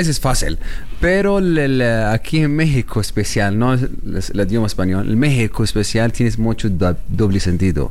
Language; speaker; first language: Spanish; non-native, learner; Arabic